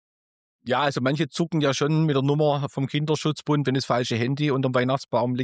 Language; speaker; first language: German; native; German